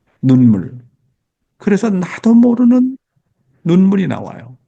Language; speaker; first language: Korean; native; Korean